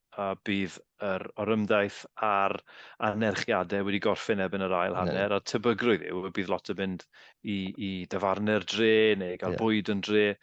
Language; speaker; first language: Welsh; native; Welsh